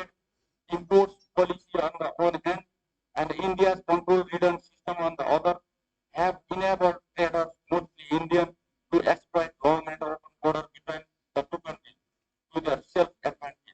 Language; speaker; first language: English; non-native, fluent; Nepali